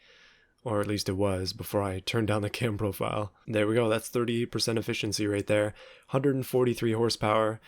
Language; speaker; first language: English; native; English